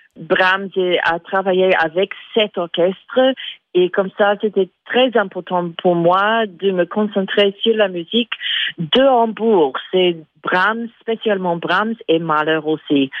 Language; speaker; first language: French; non-native, fluent; English